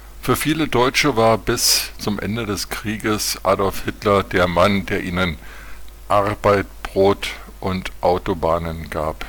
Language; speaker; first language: German; native; German